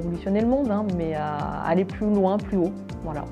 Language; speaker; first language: French; native; French